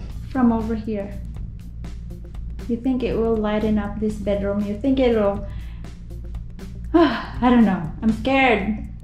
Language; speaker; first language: English; non-native, local second language; Cebuano